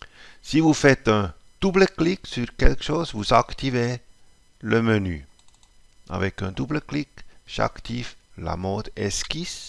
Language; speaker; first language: French; non-native, local second language; German